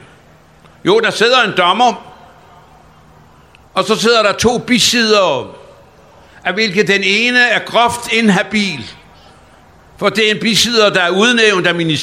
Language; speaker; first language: Danish; native; Danish